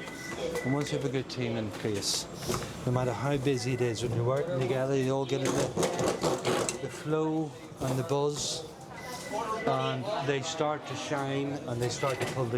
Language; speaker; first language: English; native; English